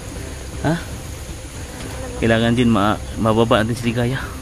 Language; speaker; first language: Filipino; non-native, local second language; Cebuano